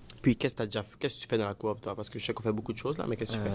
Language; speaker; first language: French; native; French